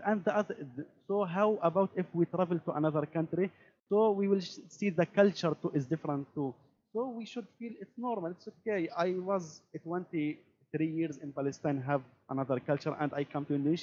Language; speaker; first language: English; non-native, learner; Arabic